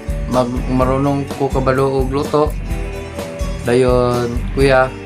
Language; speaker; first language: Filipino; non-native, local second language; Cebuano